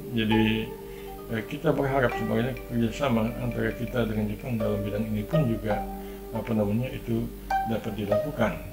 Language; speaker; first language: Indonesian; native; Indonesian